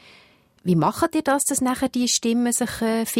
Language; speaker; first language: German; native; German